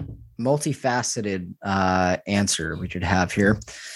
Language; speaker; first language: English; native; English